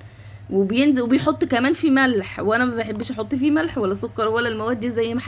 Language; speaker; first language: Arabic; native; Arabic